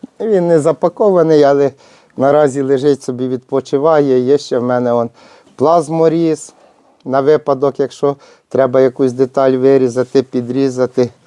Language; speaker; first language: Ukrainian; native; Ukrainian